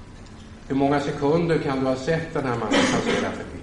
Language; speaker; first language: Swedish; native; Swedish